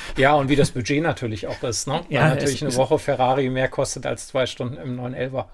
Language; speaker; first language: German; native; German